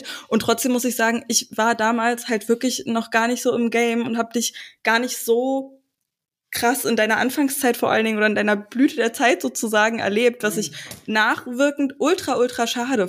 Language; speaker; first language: German; native; German